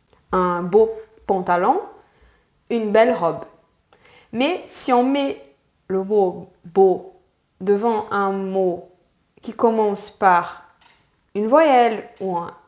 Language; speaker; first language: French; non-native, fluent; Portuguese